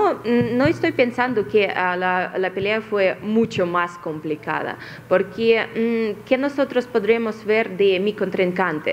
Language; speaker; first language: Spanish; non-native, fluent; Russian